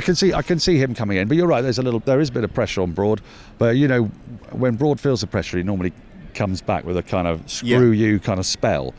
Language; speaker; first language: English; native; English